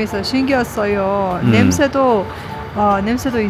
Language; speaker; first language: Korean; non-native, learner; Persian